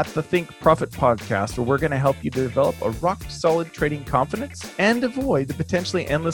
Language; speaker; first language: English; native; English